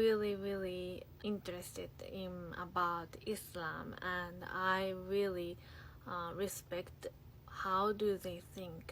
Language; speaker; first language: English; non-native, fluent; Japanese